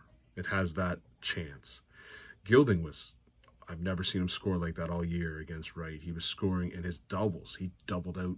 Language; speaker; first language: English; native; English